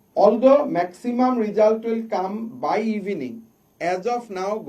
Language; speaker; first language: English; non-native, local second language; Assamese